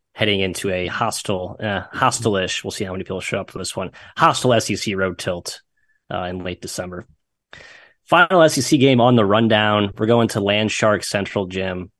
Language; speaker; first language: English; native; English